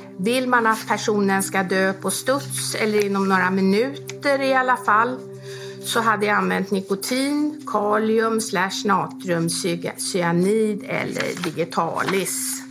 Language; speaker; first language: Swedish; native; Swedish